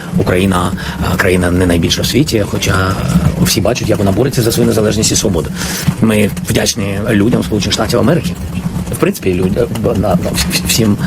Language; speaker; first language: Ukrainian; non-native, local second language; Russian